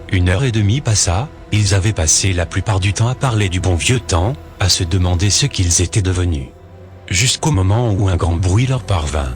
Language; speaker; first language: French; native; French